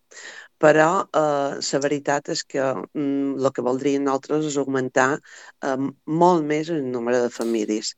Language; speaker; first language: Catalan; native; Catalan